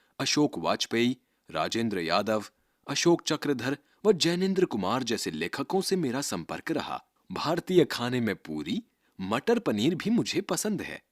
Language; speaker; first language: Hindi; native; Hindi